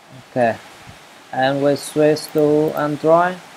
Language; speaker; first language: English; non-native, learner; Vietnamese